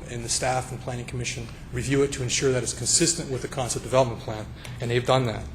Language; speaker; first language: English; native; English